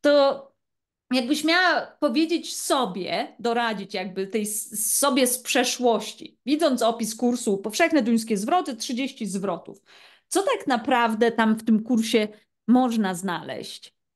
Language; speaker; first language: Polish; native; Polish